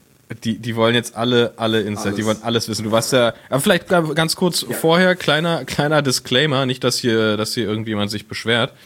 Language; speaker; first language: German; native; German